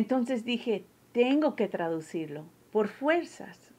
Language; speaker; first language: Spanish; early bilingual, heritage; Spanish